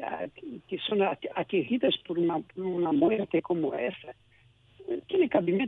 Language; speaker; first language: Spanish; non-native, local second language; Portuguese